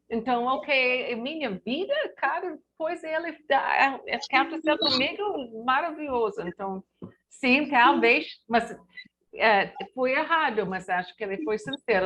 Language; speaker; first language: Portuguese; non-native, learner; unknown